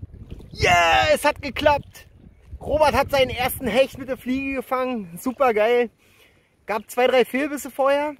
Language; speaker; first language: German; native; German